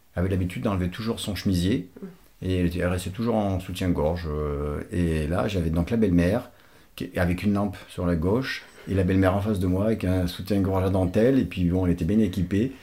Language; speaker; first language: French; non-native, fluent; Portuguese